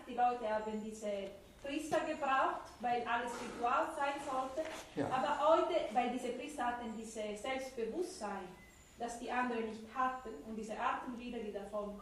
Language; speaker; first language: German; non-native, fluent; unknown